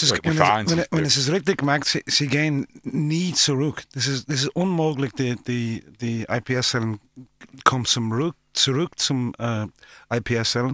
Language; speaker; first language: German; non-native, learner; English